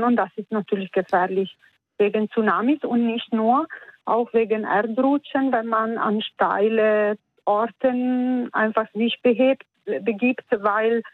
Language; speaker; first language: German; non-native, fluent; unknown